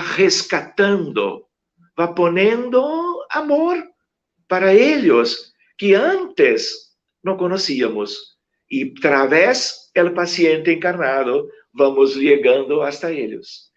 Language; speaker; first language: Spanish; non-native, fluent; Portuguese